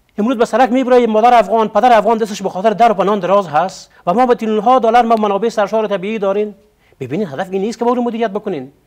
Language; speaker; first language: Persian; non-native, local second language; Pashto